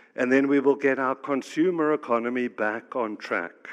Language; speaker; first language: English; native; English